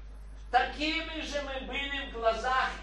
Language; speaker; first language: Polish; non-native, learner; Russian